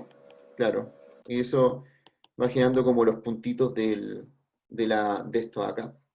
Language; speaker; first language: Spanish; native; Spanish